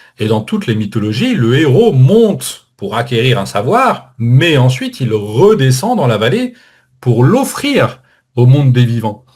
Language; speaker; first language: French; native; French